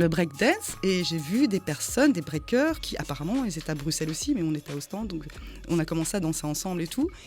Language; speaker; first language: French; early bilingual, other home language; Khmer